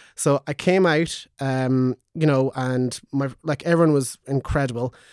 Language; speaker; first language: English; native; English